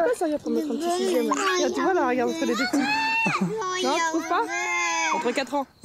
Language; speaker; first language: French; native; French